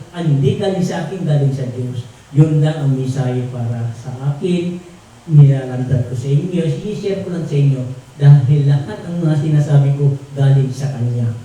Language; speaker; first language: Filipino; non-native, local second language; Tausug